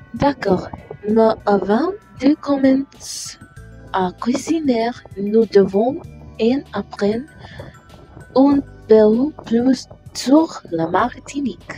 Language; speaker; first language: French; non-native, learner; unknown